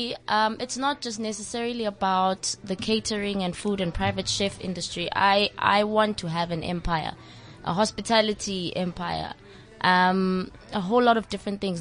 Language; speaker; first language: English; non-native, local second language; Southern Sotho